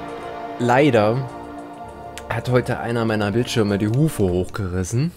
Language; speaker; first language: German; native; German